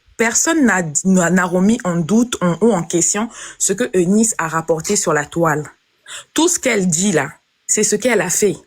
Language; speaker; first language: French; non-native, local second language; Lingala